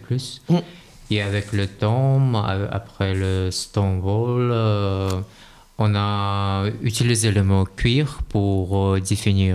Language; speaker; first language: French; non-native, learner; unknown